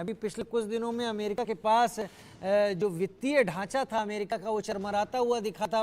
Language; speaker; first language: Hindi; native; Hindi